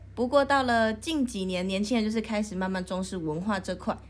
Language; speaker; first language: Chinese; native; Chinese